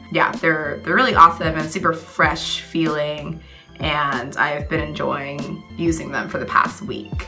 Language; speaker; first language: English; native; English